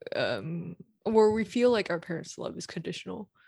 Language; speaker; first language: English; native; English